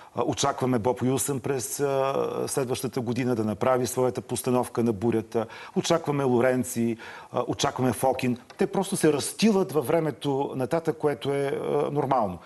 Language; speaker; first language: Bulgarian; native; Bulgarian